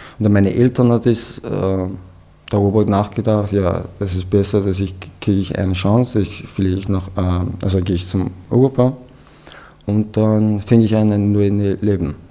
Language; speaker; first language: German; non-native, learner; Persian